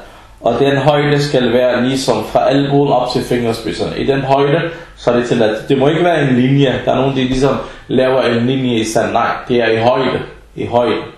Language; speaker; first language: Danish; early bilingual, other home language; Arabic